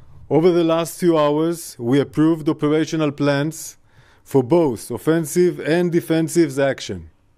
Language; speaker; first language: English; non-native, fluent; Hebrew